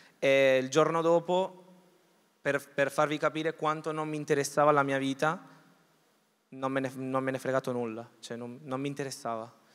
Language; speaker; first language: Italian; early bilingual, other home language; Spanish